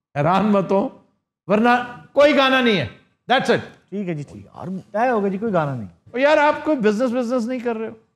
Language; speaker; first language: Urdu; native; Urdu